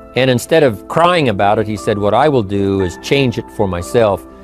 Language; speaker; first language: English; native; English